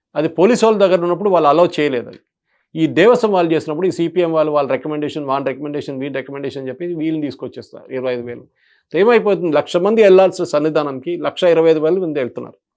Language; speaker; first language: Telugu; non-native, local second language; Malayalam